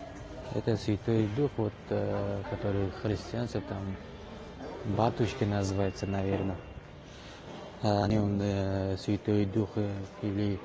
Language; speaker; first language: Russian; non-native, learner; Tajik